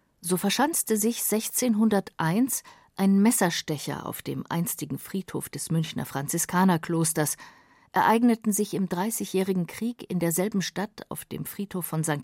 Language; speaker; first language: German; native; German